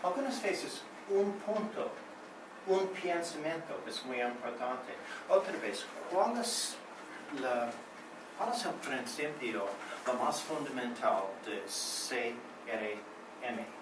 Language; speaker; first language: Spanish; non-native, learner; English